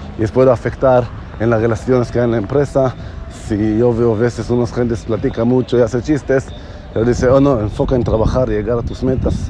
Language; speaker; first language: Spanish; non-native, fluent; Hebrew